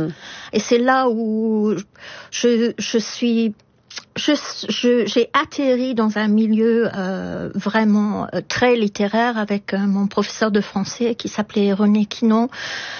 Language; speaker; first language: French; non-native, fluent; English